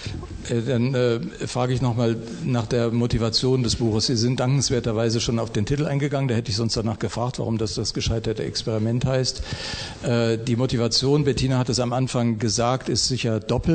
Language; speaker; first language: German; native; German